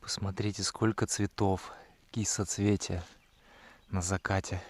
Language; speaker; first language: Russian; native; Russian